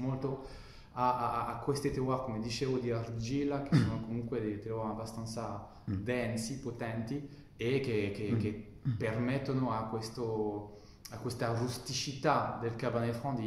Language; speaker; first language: Italian; non-native, fluent; French